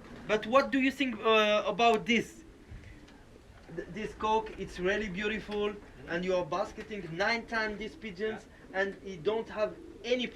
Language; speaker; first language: English; non-native, learner; French